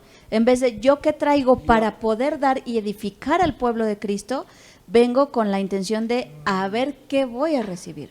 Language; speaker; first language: Spanish; native; Spanish